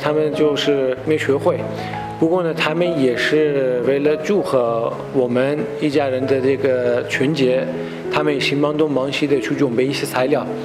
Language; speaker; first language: Chinese; non-native, fluent; Persian